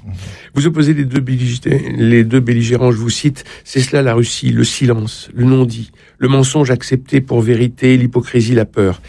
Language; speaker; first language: French; native; French